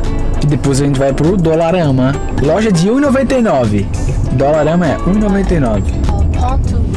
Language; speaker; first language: Portuguese; native; Portuguese